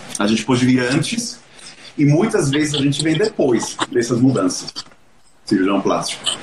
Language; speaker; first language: Portuguese; non-native, fluent; Spanish